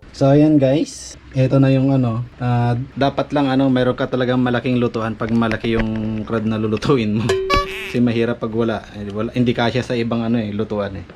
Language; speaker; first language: Filipino; non-native, local second language; Iloko